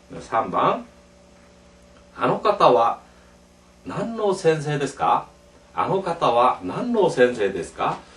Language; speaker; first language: Japanese; non-native, fluent; Korean